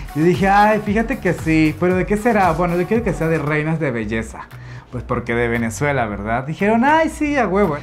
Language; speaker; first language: Spanish; native; Spanish